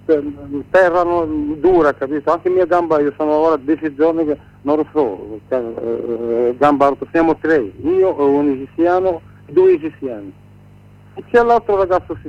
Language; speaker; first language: Italian; non-native, learner; Arabic